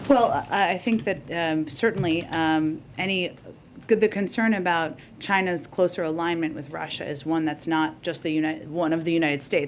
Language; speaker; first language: English; native; English